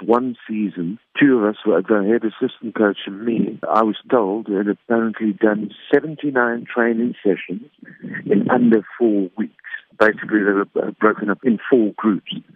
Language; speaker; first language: English; native; English